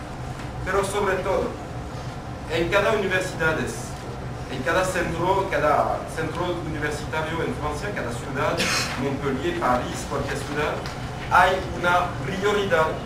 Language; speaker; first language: Spanish; non-native, fluent; French